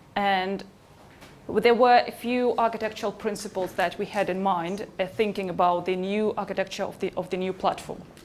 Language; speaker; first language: English; non-native, fluent; Hebrew